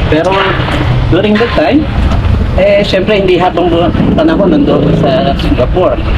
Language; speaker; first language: Filipino; native; Filipino